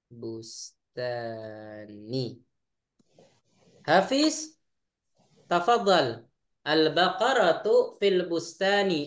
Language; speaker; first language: Arabic; non-native, fluent; Indonesian